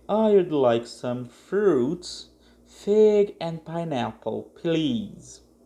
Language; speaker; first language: English; non-native, fluent; Portuguese